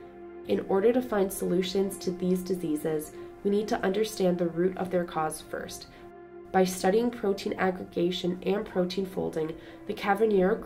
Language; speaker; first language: English; native; English